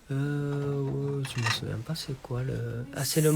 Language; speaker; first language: French; non-native, learner; Japanese